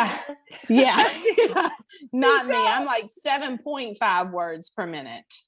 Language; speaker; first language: English; native; English